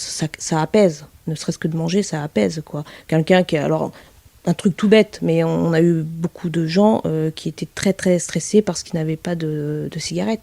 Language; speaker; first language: French; native; French